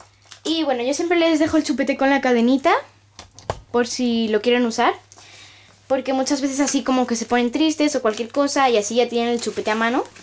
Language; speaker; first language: Spanish; native; Spanish